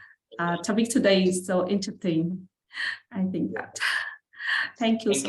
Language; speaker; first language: English; non-native, learner; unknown